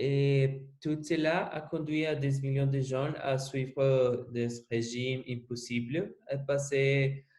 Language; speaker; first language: French; non-native, learner; Spanish